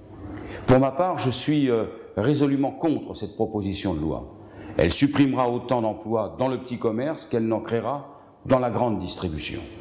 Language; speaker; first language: French; native; French